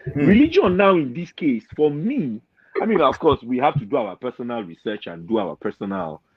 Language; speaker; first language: English; non-native, local second language; Yoruba